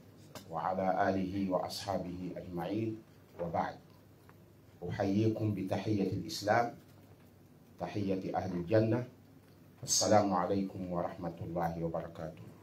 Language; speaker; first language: Arabic; non-native, fluent; Mossi